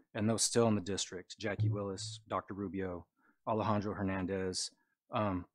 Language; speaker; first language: English; native; English